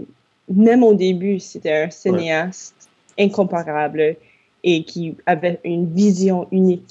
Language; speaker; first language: French; non-native, local second language; English